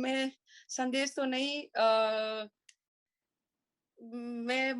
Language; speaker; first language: Hindi; non-native, local second language; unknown